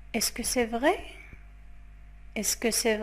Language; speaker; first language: French; non-native, fluent; Arabic